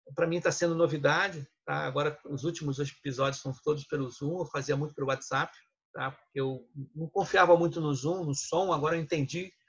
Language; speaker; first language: Portuguese; native; Portuguese